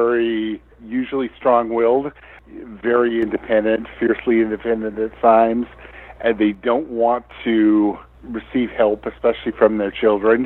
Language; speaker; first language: English; native; English